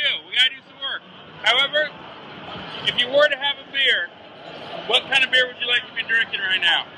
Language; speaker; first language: English; native; English